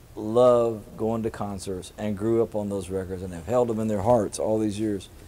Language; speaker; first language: English; native; English